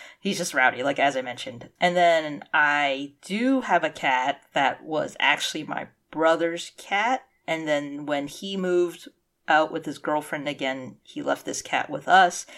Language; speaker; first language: English; early bilingual, other home language; Cantonese